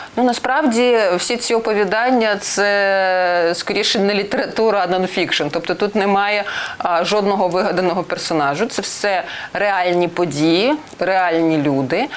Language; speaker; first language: Ukrainian; non-native, local second language; Russian